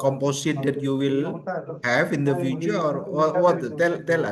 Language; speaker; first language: English; non-native, learner; Indonesian